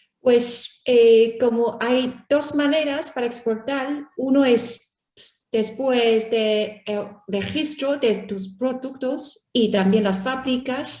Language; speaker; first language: Spanish; non-native, learner; Chinese